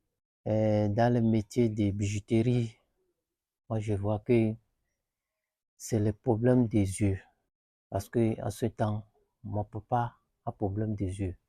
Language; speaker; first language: French; non-native, learner; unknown